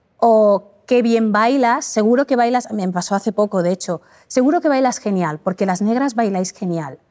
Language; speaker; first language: Spanish; early bilingual, other home language; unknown